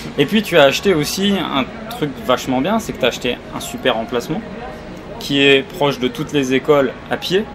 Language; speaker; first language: French; native; French